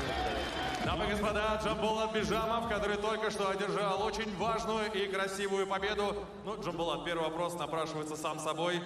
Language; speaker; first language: Russian; native; Russian